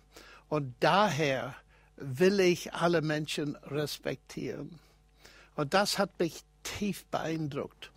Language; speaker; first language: German; non-native, fluent; English